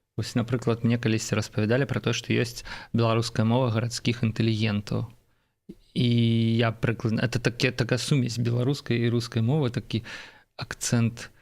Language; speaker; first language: Belarusian; non-native, local second language; Russian